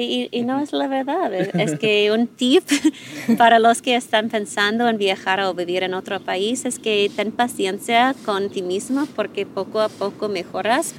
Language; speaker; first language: Spanish; non-native, fluent; English